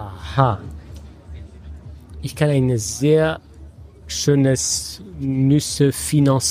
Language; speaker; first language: German; non-native, fluent; French